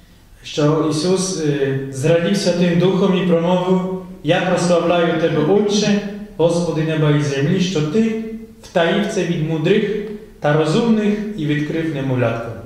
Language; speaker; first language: Ukrainian; non-native, fluent; Polish